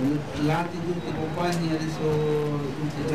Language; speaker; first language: Italian; non-native, learner; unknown